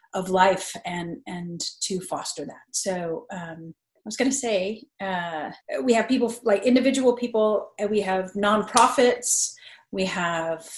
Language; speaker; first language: English; native; English